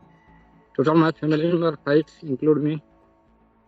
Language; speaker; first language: English; non-native, learner; Santali